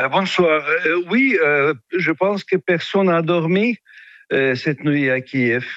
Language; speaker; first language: French; non-native, fluent; Russian